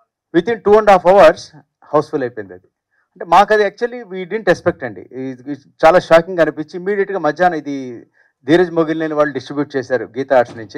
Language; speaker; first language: Telugu; native; Telugu